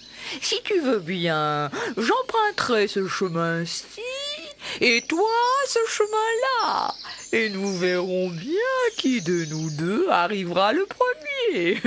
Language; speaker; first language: French; native; French